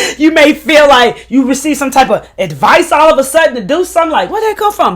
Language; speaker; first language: English; native; English